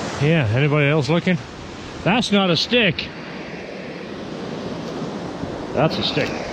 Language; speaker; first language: English; native; English